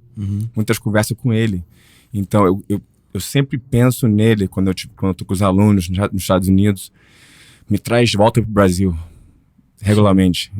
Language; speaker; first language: Portuguese; early bilingual, heritage; Portuguese